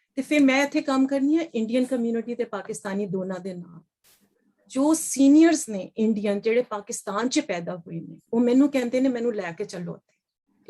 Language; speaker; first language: Punjabi; non-native, local second language; Urdu